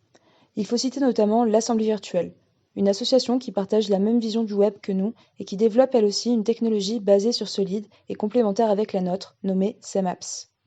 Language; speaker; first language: French; native; French